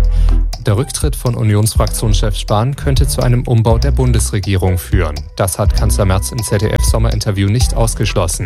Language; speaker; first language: German; native; German